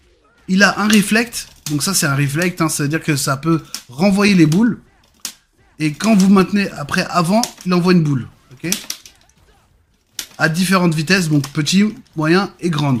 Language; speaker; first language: French; native; French